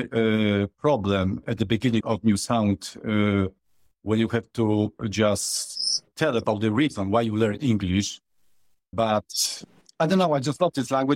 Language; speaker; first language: English; non-native, fluent; Polish